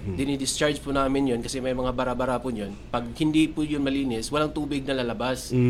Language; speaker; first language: Filipino; non-native, local second language; Cebuano